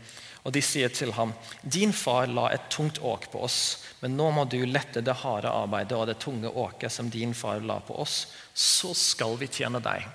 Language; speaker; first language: Norwegian; non-native, fluent; English